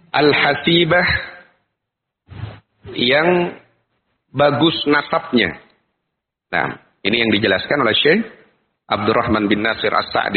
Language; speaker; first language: Indonesian; native; Indonesian